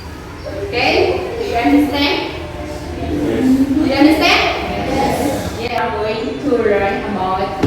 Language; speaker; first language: English; non-native, learner; Indonesian